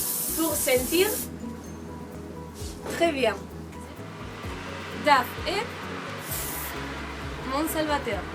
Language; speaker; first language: French; non-native, learner; Spanish